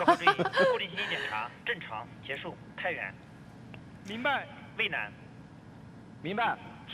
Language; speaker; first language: Chinese; native; Chinese